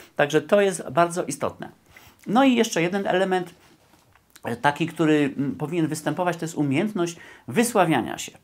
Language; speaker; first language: Polish; native; Polish